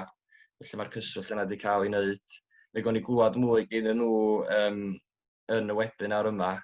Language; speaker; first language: Welsh; native; Welsh